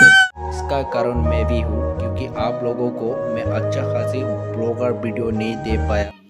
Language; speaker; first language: Hindi; non-native, local second language; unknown